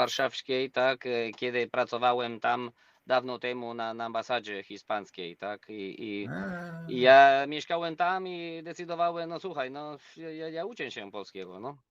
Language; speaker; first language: Polish; non-native, learner; Spanish